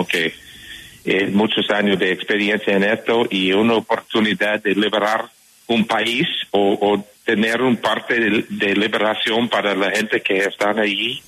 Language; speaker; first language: Spanish; non-native, fluent; English